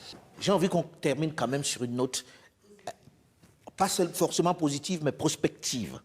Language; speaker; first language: French; native; French